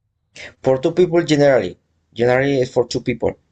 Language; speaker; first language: English; non-native, learner; Spanish